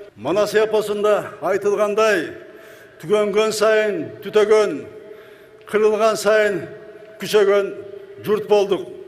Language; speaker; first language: Kyrgyz; native; Kyrgyz